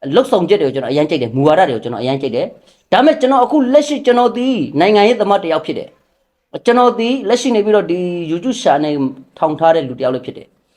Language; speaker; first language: Burmese; non-native, local second language; Rohingya